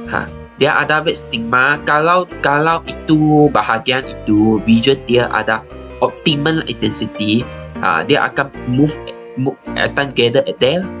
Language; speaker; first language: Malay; non-native, local second language; Chinese